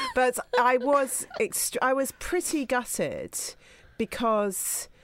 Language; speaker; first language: English; native; English